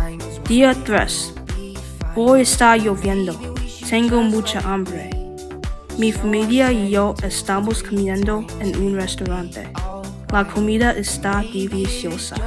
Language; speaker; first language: Spanish; non-native, learner; English